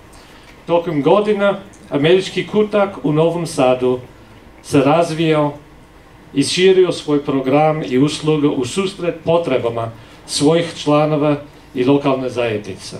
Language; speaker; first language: Serbian; non-native, fluent; English